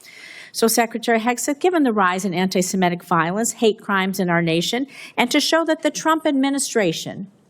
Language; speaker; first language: English; native; English